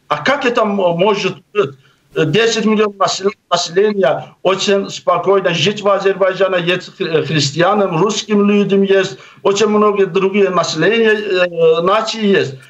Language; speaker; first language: Russian; non-native, local second language; Azerbaijani